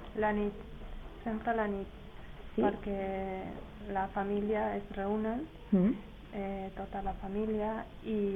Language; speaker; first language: Catalan; non-native, learner; Spanish